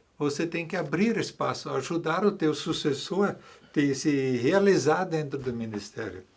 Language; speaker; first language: Portuguese; non-native, fluent; German